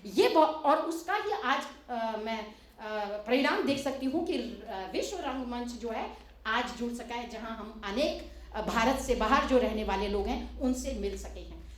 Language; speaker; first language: Hindi; non-native, local second language; Morisyen